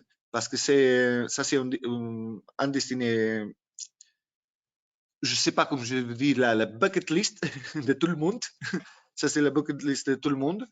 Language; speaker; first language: French; non-native, learner; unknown